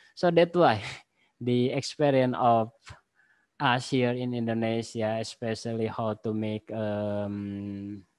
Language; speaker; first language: English; non-native, learner; Indonesian